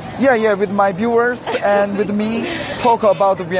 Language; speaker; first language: English; non-native, learner; Korean